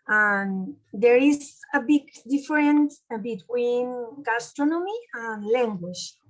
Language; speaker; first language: English; non-native, learner; Spanish